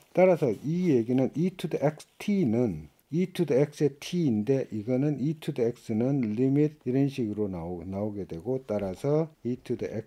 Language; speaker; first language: Korean; native; Korean